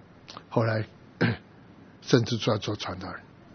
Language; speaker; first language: Chinese; native; Chinese